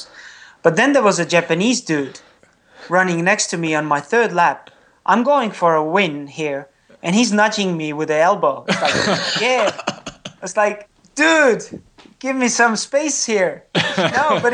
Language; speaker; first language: English; non-native, fluent; Estonian